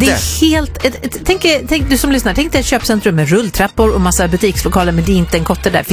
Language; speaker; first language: Swedish; native; Swedish